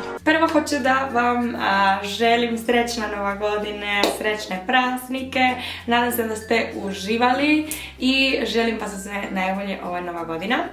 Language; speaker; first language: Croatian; early bilingual, heritage; Spanish